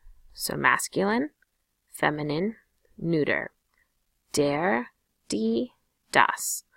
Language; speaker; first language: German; non-native, fluent; English